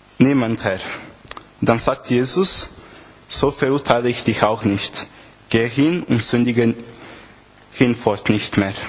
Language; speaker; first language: German; non-native, fluent; Portuguese